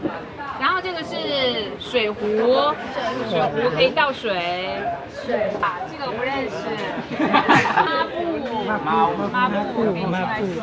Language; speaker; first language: Chinese; non-native, fluent; Hmong